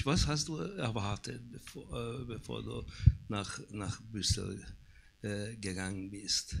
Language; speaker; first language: German; non-native, fluent; Hungarian